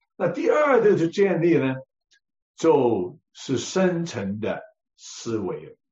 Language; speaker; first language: Chinese; non-native, local second language; Cantonese